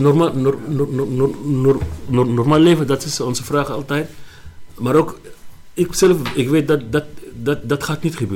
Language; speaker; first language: Dutch; non-native, learner; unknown